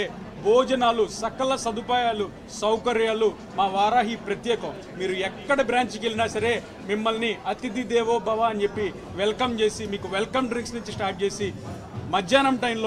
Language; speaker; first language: Telugu; native; Telugu